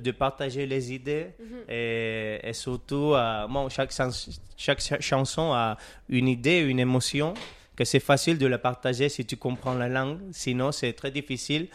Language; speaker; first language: French; non-native, learner; Catalan